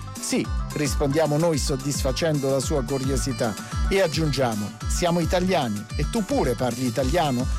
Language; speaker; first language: Italian; native; Italian